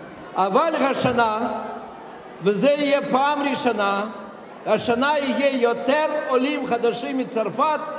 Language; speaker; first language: Hebrew; non-native, fluent; Russian